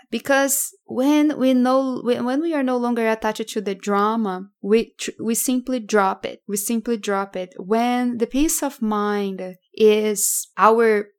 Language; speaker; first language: English; non-native, fluent; Portuguese